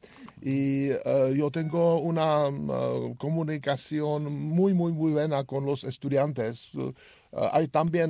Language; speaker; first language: Spanish; non-native, learner; Czech